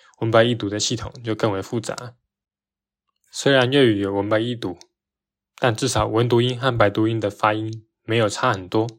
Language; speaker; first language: Chinese; native; Chinese